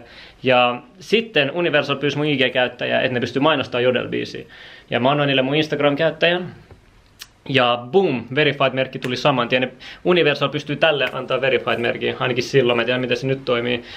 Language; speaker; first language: Finnish; native; Finnish